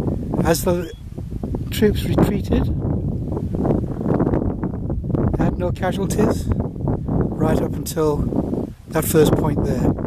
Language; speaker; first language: English; native; English